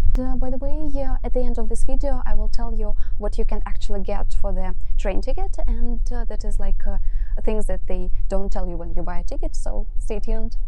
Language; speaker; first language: English; non-native, fluent; Russian